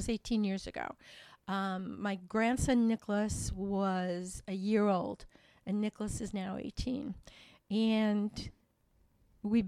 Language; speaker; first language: English; native; English